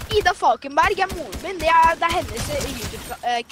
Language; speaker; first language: Norwegian; native; Norwegian